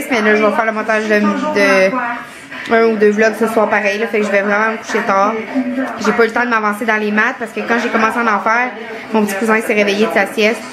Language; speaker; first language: French; native; French